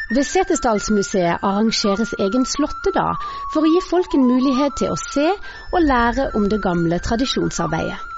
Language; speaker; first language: Norwegian; native; Norwegian